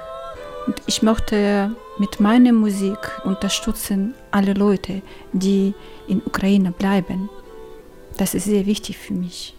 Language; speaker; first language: German; non-native, learner; Ukrainian